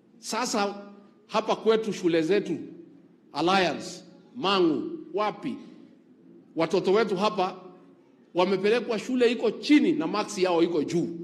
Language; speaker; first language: Swahili; non-native, local second language; Kikuyu